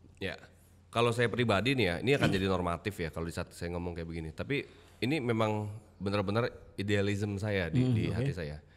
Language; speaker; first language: Indonesian; native; Indonesian